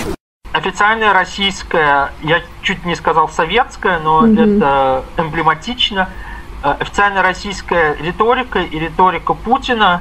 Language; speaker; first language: Russian; native; Russian